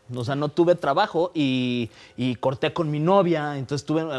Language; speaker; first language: Spanish; native; Spanish